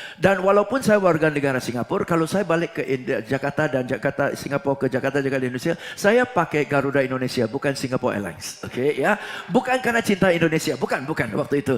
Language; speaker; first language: Indonesian; non-native, fluent; English